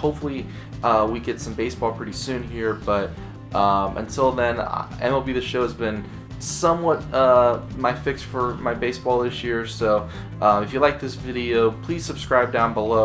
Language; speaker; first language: English; native; English